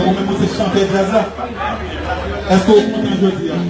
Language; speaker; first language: French; non-native, local second language; Haitian Creole